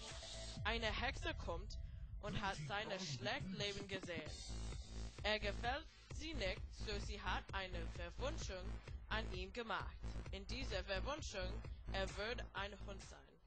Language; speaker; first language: German; non-native, learner; English